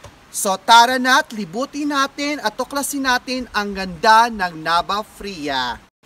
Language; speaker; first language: Filipino; native; Filipino